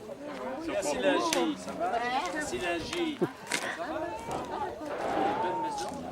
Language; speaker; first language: French; native; French